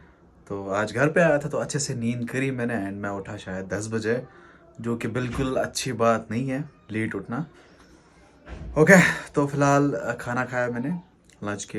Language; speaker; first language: Hindi; non-native, local second language; Kashmiri